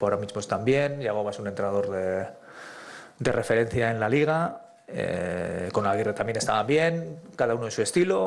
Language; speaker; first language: Spanish; native; Spanish